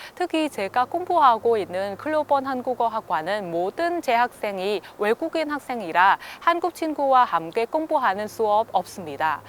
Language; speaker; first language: Korean; non-native, fluent; Vietnamese